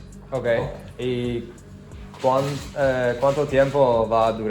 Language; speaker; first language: Spanish; non-native, learner; English